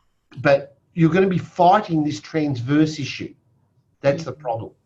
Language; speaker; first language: English; native; English